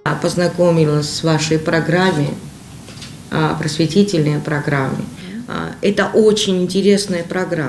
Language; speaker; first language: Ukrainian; non-native, learner; Georgian